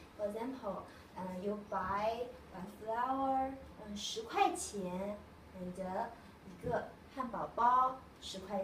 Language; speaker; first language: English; non-native, learner; Chinese